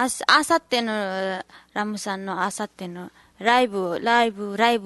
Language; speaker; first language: Japanese; non-native, learner; Nepali